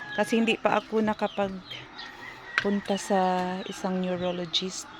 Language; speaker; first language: Filipino; non-native, local second language; Cebuano